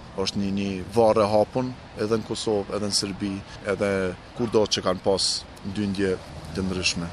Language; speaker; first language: Albanian; non-native, local second language; Romany